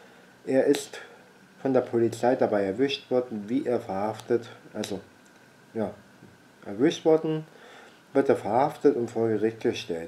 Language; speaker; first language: German; native; German